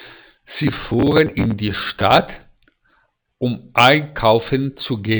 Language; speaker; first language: German; non-native, fluent; Spanish